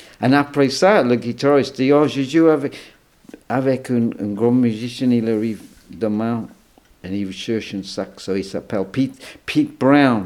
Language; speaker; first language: French; non-native, learner; English